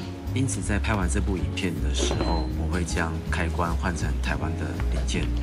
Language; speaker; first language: Chinese; native; Chinese